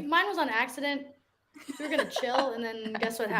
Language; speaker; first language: English; native; English